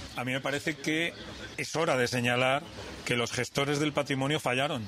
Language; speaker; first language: Spanish; native; Spanish